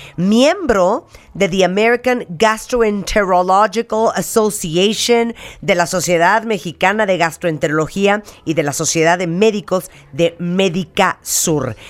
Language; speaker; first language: Spanish; native; Spanish